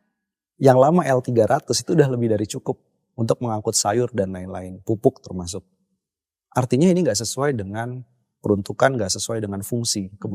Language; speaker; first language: Indonesian; native; Indonesian